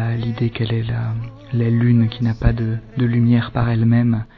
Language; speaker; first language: French; native; French